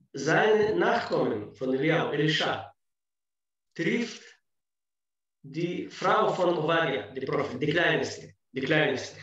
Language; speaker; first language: German; non-native, fluent; Russian